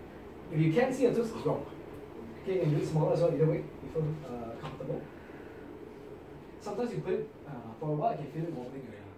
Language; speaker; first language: English; non-native, local second language; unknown